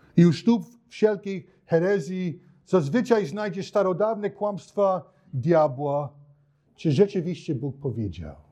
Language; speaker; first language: Polish; non-native, fluent; English